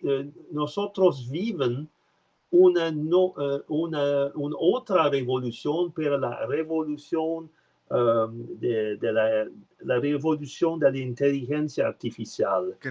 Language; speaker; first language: Spanish; non-native, learner; French